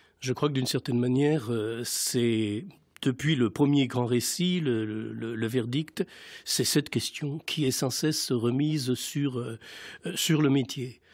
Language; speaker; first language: French; native; French